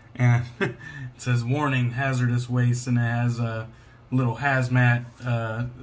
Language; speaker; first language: English; native; English